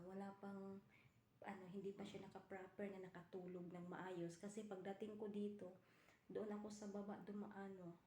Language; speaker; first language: Filipino; non-native, local second language; Cebuano